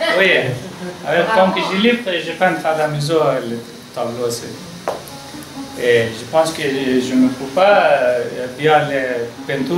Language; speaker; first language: French; non-native, learner; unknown